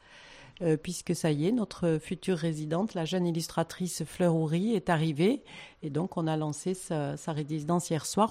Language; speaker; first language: French; native; French